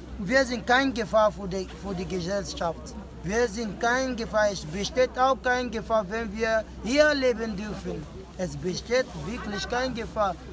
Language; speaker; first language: German; non-native, fluent; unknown